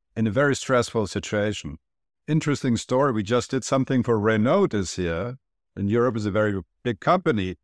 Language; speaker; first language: English; non-native, fluent; Turkish